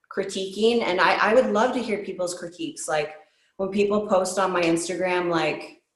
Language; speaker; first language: English; native; English